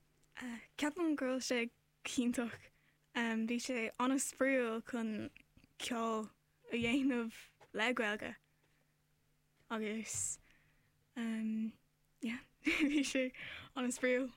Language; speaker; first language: Irish; non-native, local second language; English